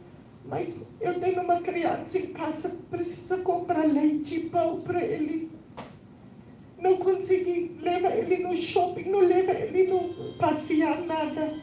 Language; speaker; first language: Portuguese; non-native, learner; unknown